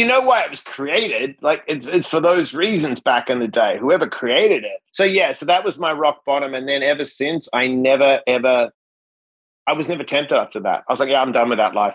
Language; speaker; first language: English; native; English